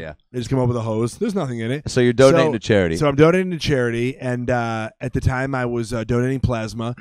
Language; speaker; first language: English; native; English